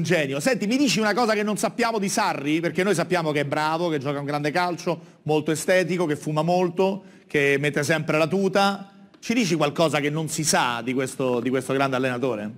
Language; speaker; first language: Italian; native; Italian